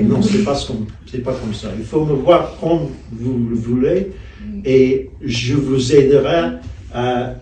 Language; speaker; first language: French; non-native, fluent; English